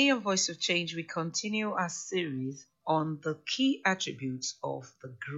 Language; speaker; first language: English; non-native, local second language; Yoruba